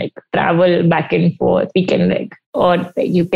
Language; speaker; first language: English; non-native, local second language; Hindi